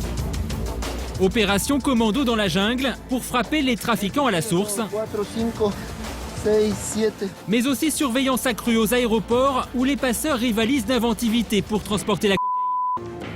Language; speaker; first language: French; native; French